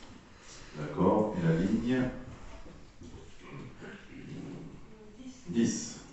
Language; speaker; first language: French; native; French